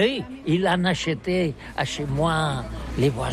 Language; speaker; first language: French; non-native, learner; Catalan